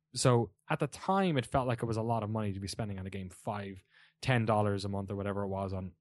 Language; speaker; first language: English; native; English